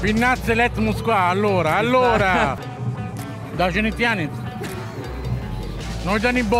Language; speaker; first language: Russian; non-native, learner; Italian